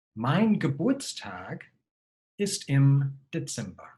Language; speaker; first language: German; non-native, fluent; English